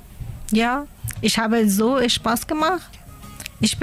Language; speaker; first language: German; non-native, learner; Persian